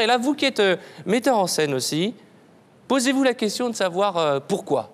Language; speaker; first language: French; native; French